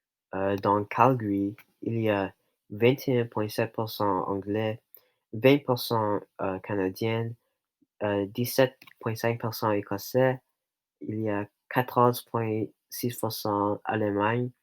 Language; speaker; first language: French; non-native, local second language; English